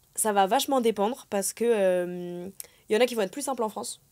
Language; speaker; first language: French; native; French